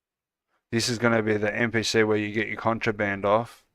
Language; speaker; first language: English; native; English